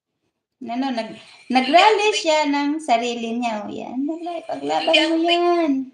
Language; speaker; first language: Filipino; non-native, local second language; Cebuano